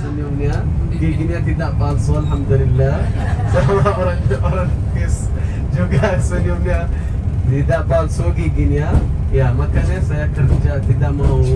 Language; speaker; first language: Indonesian; non-native, fluent; Arabic